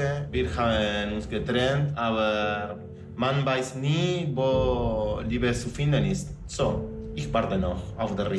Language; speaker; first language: German; non-native, learner; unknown